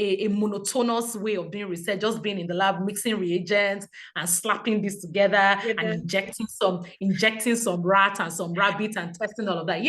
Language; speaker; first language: English; non-native, local second language; Yoruba